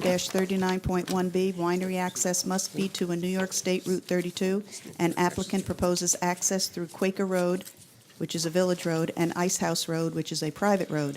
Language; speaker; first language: English; native; English